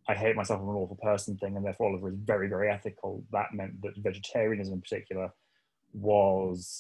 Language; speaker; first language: English; native; English